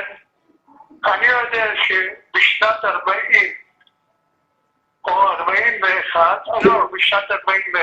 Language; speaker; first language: Hebrew; early bilingual, other home language; Arabic